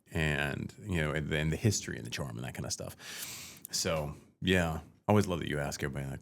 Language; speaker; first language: English; native; English